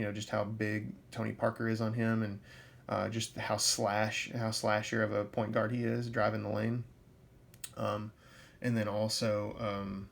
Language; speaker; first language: English; native; English